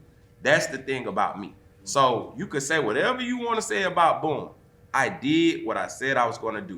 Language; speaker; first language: English; native; English